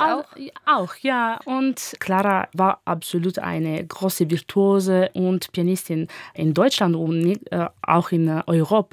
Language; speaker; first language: German; non-native, learner; Italian